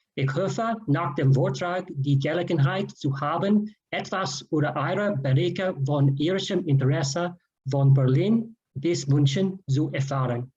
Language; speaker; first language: German; non-native, learner; English